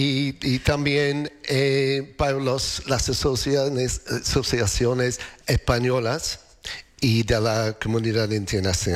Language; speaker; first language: Spanish; non-native, fluent; English